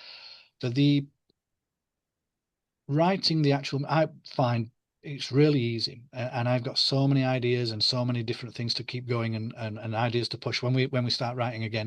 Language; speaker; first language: English; native; English